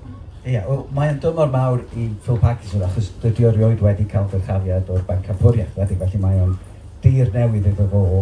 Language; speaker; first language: Welsh; native; Welsh